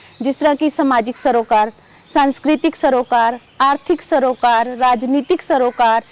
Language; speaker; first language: Punjabi; non-native, local second language; Hindi